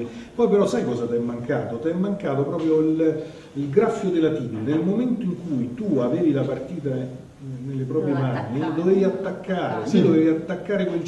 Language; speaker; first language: Italian; native; Italian